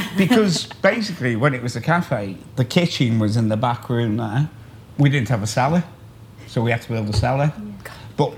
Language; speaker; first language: English; native; English